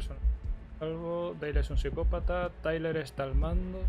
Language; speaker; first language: Spanish; native; Spanish